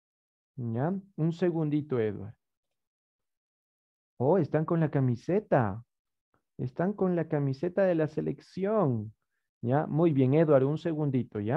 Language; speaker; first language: Spanish; native; Spanish